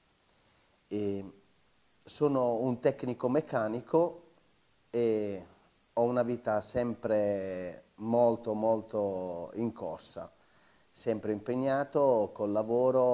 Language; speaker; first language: Italian; native; Italian